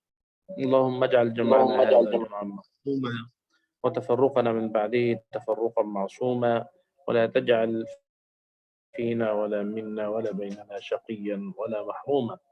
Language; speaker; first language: Arabic; native; Arabic